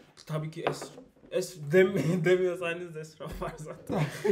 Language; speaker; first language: Turkish; non-native, learner; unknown